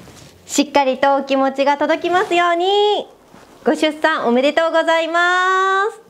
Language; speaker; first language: Japanese; native; Japanese